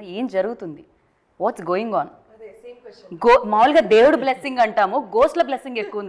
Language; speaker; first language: Telugu; native; Telugu